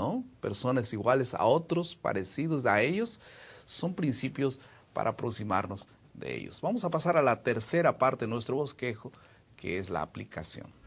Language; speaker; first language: Spanish; non-native, fluent; Portuguese